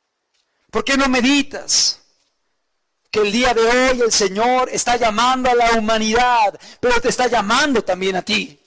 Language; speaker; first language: Spanish; native; Spanish